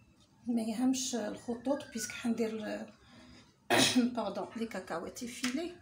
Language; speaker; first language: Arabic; native; Arabic